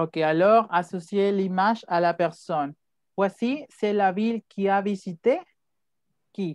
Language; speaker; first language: French; non-native, fluent; Spanish